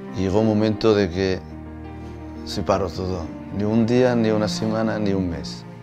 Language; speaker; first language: Spanish; non-native, fluent; Arabic